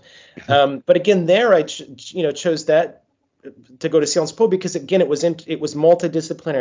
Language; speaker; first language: English; native; English